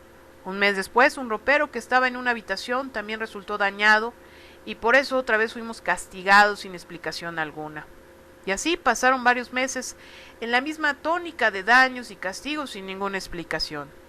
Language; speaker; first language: Spanish; native; Spanish